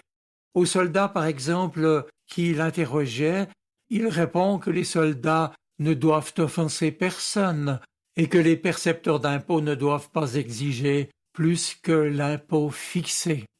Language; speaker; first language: French; native; French